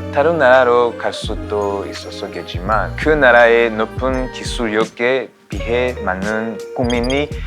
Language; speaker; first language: Korean; non-native, fluent; Rundi